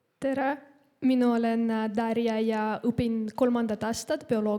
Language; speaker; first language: Estonian; non-native, local second language; Russian